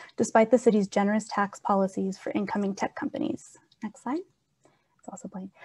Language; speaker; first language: English; native; English